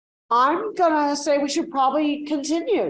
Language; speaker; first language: English; native; English